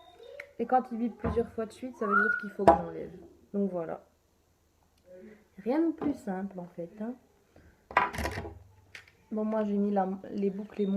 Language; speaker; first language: French; native; French